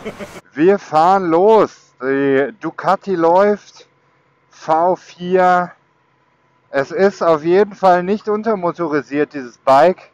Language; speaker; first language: German; native; German